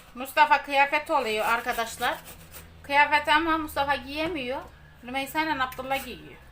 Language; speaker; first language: Turkish; native; Turkish